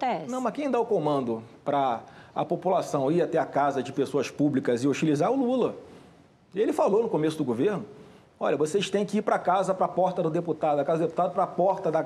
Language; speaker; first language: Portuguese; native; Portuguese